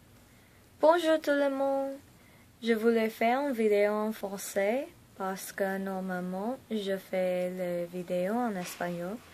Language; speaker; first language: French; non-native, learner; English